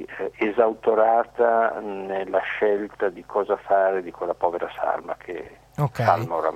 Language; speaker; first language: Italian; native; Italian